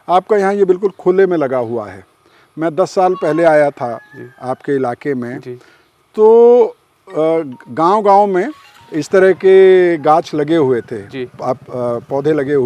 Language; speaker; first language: Hindi; native; Hindi